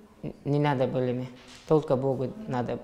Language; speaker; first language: Russian; non-native, local second language; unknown